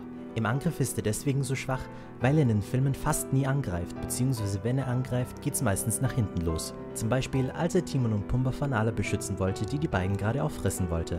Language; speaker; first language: German; native; German